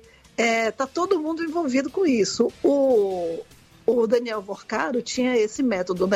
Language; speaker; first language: Portuguese; native; Portuguese